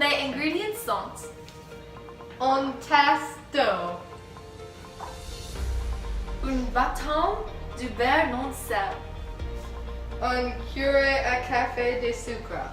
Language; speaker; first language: French; non-native, learner; English